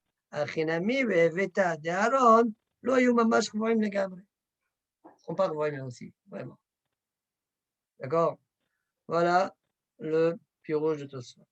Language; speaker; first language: French; native; French